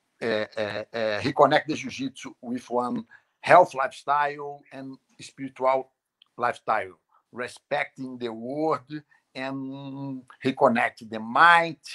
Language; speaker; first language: English; non-native, learner; Portuguese